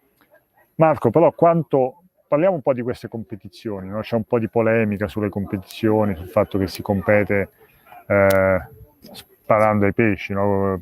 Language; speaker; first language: Italian; native; Italian